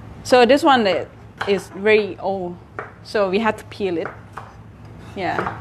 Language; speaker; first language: English; non-native, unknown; Thai